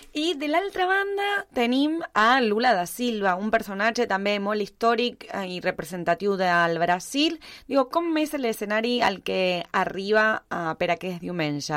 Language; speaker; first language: Catalan; early bilingual, heritage; Spanish